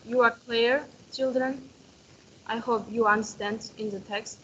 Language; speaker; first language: English; non-native, learner; Kazakh